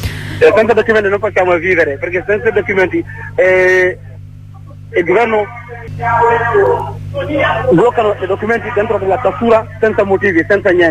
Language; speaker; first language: Italian; non-native, learner; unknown